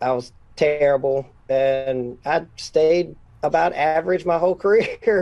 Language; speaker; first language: English; native; English